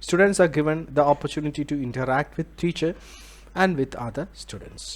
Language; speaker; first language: English; non-native, local second language; Malayalam